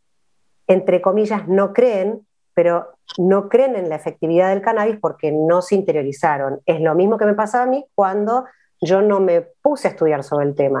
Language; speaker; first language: Spanish; native; Spanish